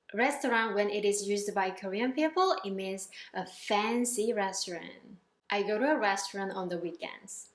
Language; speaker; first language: English; non-native, fluent; Korean